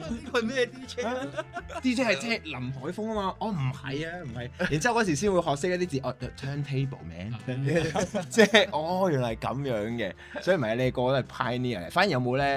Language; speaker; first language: Cantonese; native; Cantonese